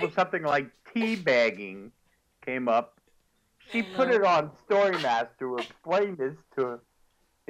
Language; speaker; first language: English; native; English